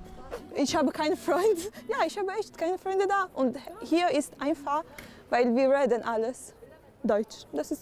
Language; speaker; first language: German; non-native, learner; Albanian